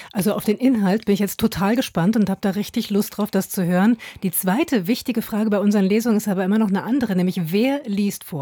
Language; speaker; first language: German; native; German